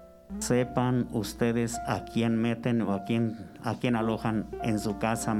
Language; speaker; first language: Spanish; native; Spanish